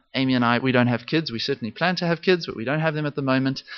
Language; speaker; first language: English; native; English